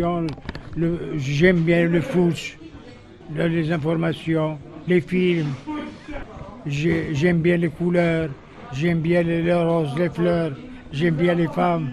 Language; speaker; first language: French; non-native, local second language; Arabic